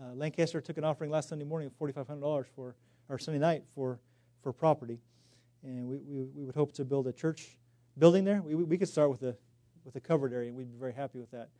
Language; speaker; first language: English; native; English